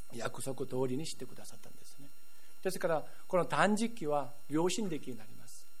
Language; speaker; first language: Japanese; non-native, fluent; Korean